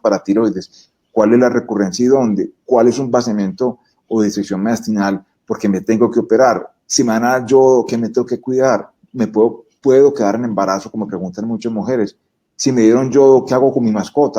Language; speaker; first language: Spanish; native; Spanish